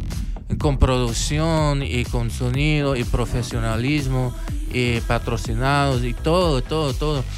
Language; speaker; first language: Spanish; non-native, local second language; English